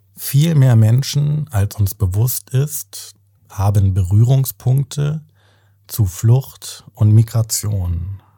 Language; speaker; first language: German; native; German